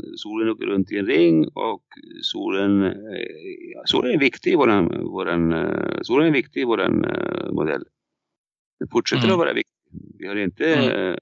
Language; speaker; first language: Swedish; non-native, fluent; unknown